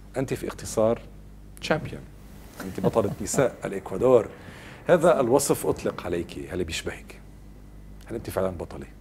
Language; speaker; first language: Arabic; native; Arabic